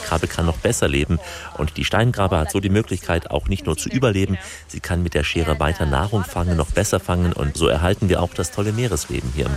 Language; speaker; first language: German; native; German